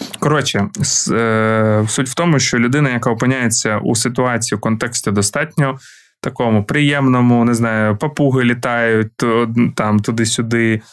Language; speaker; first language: Ukrainian; non-native, local second language; Russian